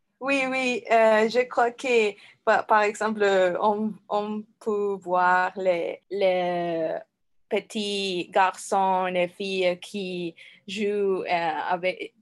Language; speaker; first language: French; non-native, learner; Spanish